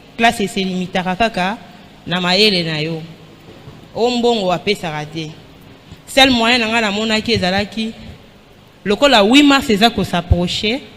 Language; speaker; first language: Lingala; non-native, local second language; Luba-Lulua